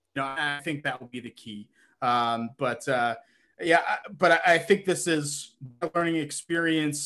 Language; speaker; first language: English; native; English